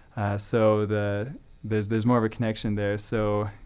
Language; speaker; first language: English; native; English